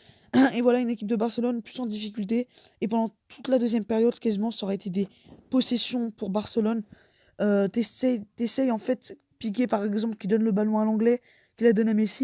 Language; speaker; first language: French; native; French